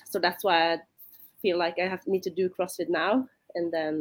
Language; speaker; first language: English; non-native, fluent; Norwegian